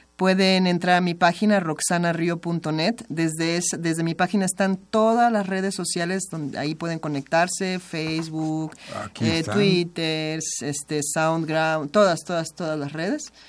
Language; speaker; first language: Spanish; native; Spanish